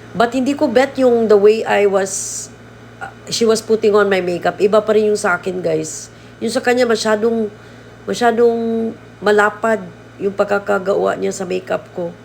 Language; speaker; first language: Filipino; non-native, local second language; Cebuano